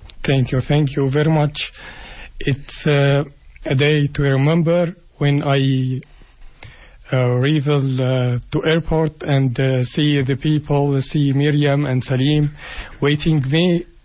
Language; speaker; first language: English; non-native, learner; Arabic